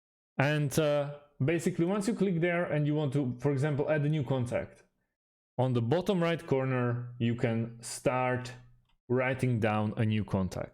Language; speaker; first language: English; non-native, fluent; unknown